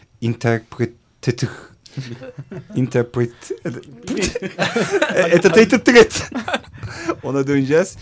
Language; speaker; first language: Turkish; native; Turkish